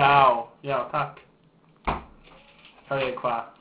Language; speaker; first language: Icelandic; non-native, learner; English